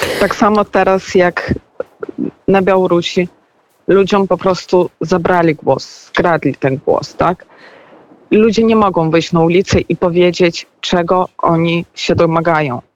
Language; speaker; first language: Polish; non-native, fluent; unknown